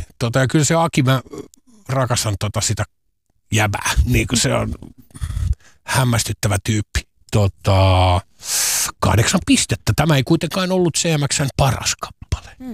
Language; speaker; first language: Finnish; native; Finnish